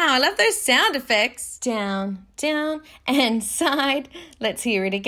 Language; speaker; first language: English; native; English